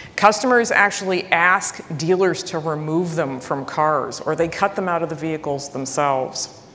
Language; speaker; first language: English; native; English